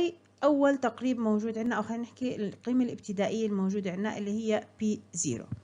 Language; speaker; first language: Arabic; native; Arabic